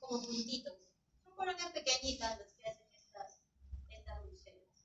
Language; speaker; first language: Spanish; native; Spanish